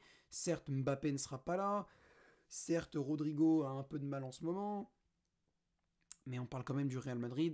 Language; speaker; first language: French; native; French